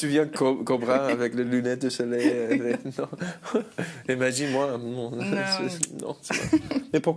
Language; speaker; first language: French; non-native, learner; English